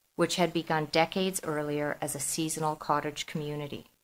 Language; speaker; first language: English; native; English